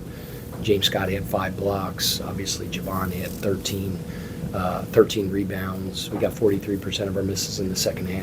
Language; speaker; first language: English; native; English